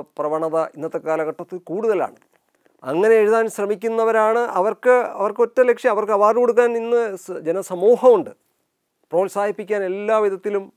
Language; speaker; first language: Malayalam; native; Malayalam